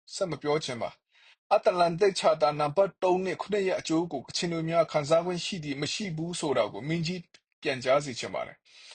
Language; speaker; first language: Burmese; non-native, local second language; Kachin